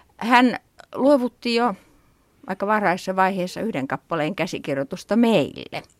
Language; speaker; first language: Finnish; native; Finnish